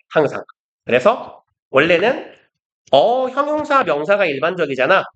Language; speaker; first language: Korean; native; Korean